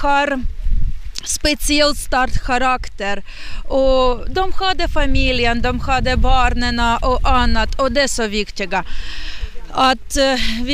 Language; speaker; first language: Swedish; non-native, learner; Ukrainian